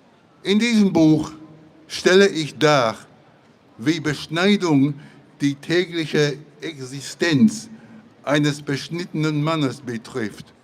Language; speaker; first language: German; non-native, fluent; English